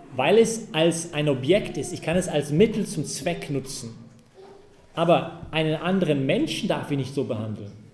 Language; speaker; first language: German; non-native, fluent; English